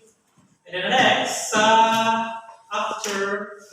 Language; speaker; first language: English; non-native, learner; Indonesian